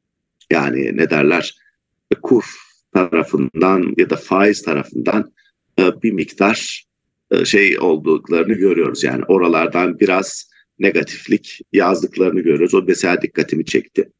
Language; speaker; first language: Turkish; native; Turkish